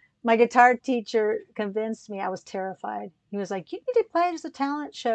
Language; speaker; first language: English; early bilingual, other home language; Spanish